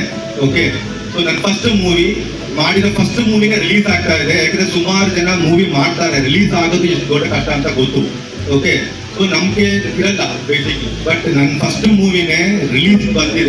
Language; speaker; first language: Kannada; non-native, local second language; Malayalam